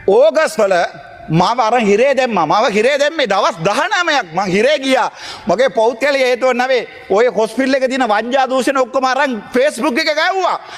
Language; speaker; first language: Sinhala; non-native, local second language; Tamil